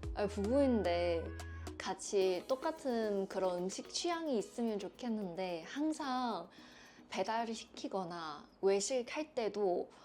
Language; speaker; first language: Korean; non-native, fluent; Chinese